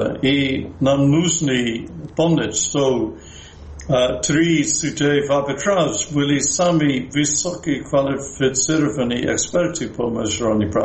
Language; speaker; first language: Russian; non-native, fluent; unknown